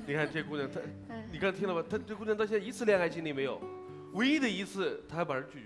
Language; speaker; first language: Chinese; native; Chinese